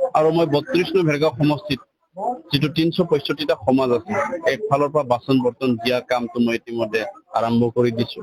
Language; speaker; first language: Assamese; non-native, local second language; Bodo